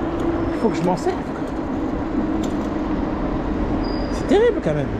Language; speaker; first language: French; native; French